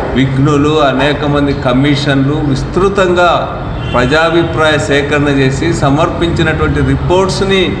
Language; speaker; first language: Telugu; native; Telugu